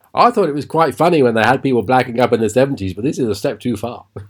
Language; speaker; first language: English; native; English